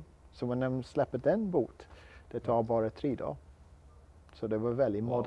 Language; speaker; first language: Swedish; non-native, learner; English